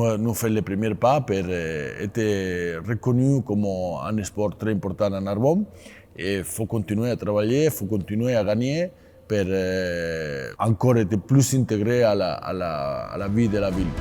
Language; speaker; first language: French; non-native, fluent; Spanish